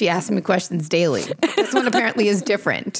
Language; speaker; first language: English; non-native, fluent; Portuguese